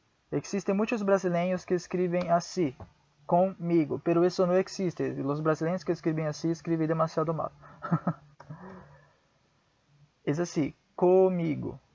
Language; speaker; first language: Portuguese; non-native, fluent; Spanish